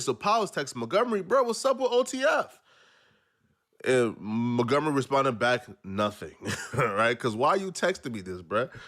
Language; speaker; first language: English; native; English